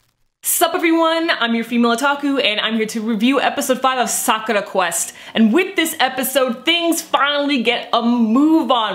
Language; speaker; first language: English; native; English